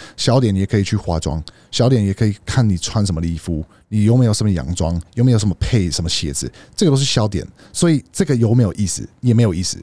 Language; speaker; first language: Chinese; non-native, fluent; English